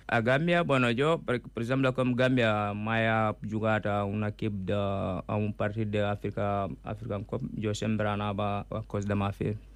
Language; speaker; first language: Catalan; non-native, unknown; Mandingo